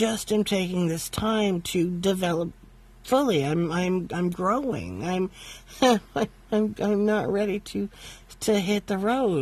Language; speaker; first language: English; native; English